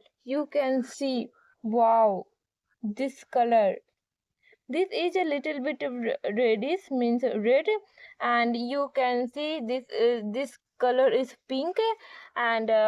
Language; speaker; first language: English; non-native, learner; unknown